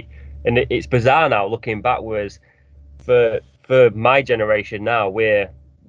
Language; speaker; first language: English; native; English